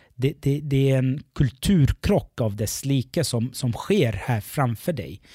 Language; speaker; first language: Swedish; early bilingual, other home language; Arabic